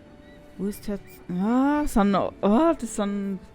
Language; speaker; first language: German; native; German